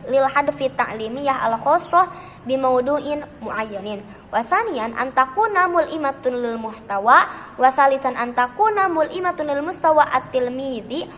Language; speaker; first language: Arabic; non-native, learner; Indonesian